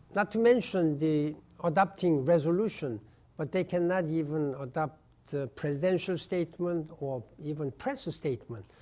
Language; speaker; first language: English; non-native, fluent; Korean